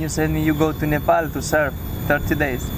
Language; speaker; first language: English; non-native, learner; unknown